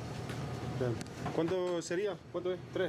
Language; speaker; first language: Spanish; early bilingual, heritage; English